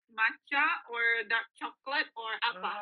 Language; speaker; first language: English; non-native, fluent; Indonesian